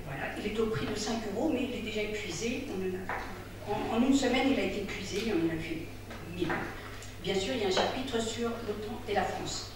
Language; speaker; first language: French; native; French